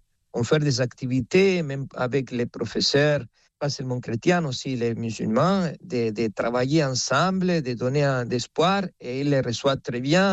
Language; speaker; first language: French; non-native, fluent; Spanish